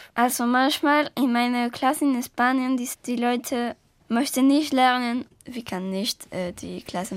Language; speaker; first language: German; non-native, learner; Spanish